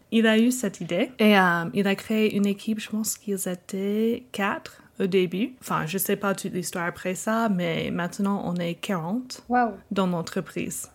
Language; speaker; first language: French; non-native, fluent; English